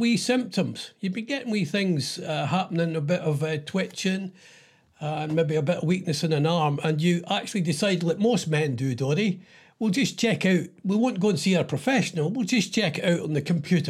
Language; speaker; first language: English; native; English